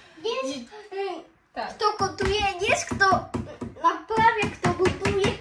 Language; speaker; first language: Polish; non-native, learner; Russian